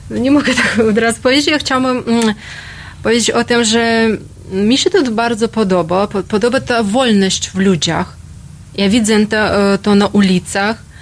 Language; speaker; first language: Polish; non-native, learner; Russian